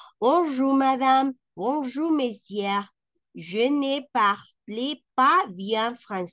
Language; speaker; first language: French; non-native, fluent; Spanish